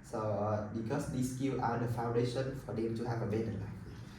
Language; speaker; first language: English; non-native, learner; Vietnamese